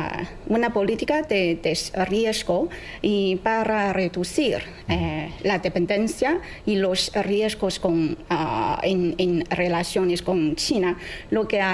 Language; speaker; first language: Spanish; non-native, fluent; Chinese